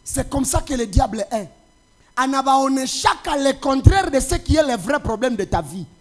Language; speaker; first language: French; non-native, local second language; Swahili